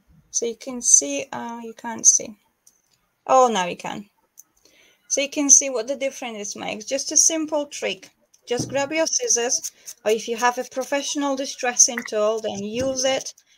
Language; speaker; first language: English; non-native, fluent; Polish